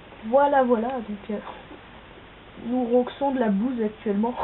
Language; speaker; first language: French; native; French